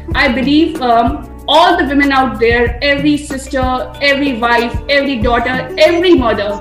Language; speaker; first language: English; non-native, local second language; Hindi